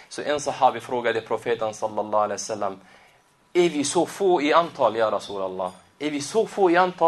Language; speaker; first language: Swedish; non-native, fluent; Arabic